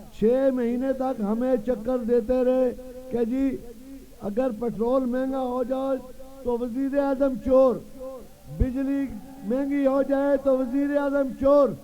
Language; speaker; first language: Urdu; non-native, local second language; Punjabi